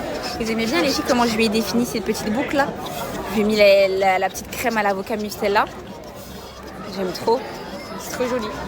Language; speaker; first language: French; native; French